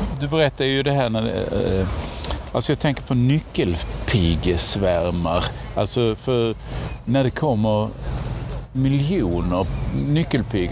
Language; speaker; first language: Swedish; native; Swedish